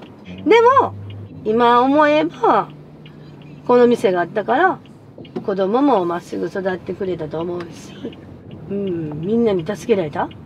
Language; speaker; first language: Japanese; native; Japanese